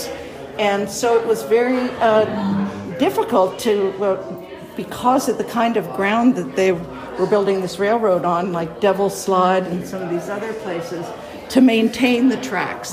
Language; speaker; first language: English; native; English